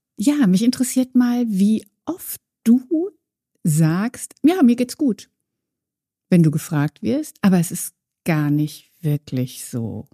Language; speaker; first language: German; native; German